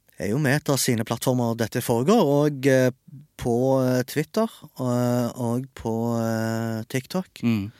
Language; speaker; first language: Norwegian; early bilingual, other home language; Arabic